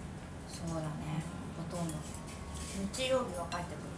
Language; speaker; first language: Japanese; native; Japanese